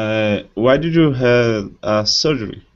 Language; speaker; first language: English; non-native, learner; Portuguese